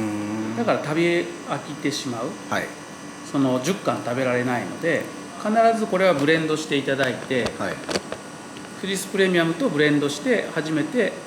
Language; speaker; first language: Japanese; native; Japanese